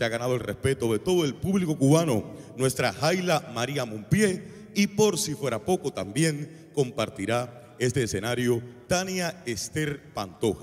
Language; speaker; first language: Spanish; native; Spanish